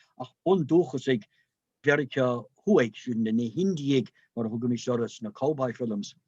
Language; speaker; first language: Irish; non-native, local second language; English